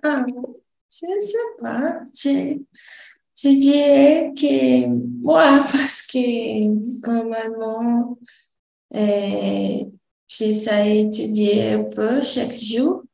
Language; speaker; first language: French; non-native, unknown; Portuguese